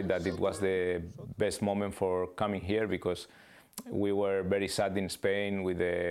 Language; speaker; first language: English; non-native, fluent; Spanish